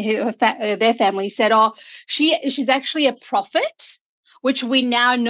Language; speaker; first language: English; native; English